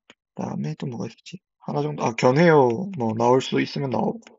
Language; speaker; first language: Korean; native; Korean